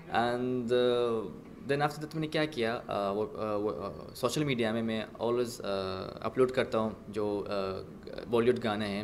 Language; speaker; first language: Hindi; non-native, fluent; Arabic